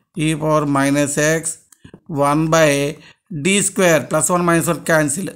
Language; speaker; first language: English; non-native, local second language; Telugu